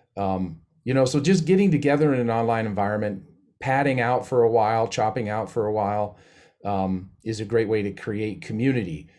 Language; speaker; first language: English; native; English